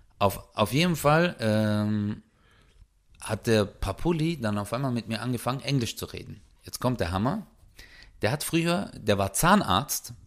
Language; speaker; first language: German; early bilingual, other home language; Turkish